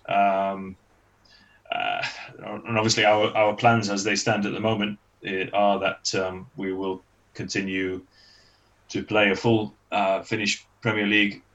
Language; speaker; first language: English; native; English